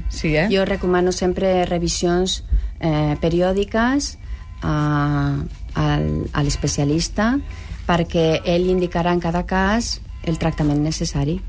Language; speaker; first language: Catalan; non-native, local second language; Spanish